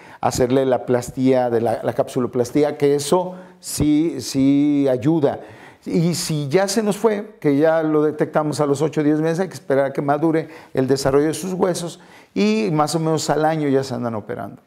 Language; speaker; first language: Spanish; native; Spanish